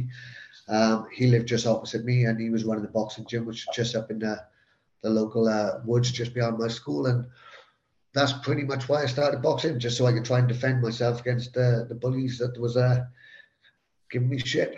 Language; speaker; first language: English; native; English